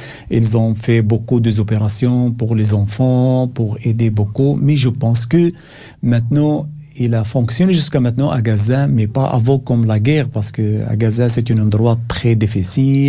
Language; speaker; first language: French; non-native, learner; Arabic